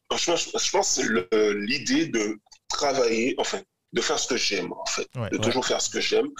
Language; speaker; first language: French; native; French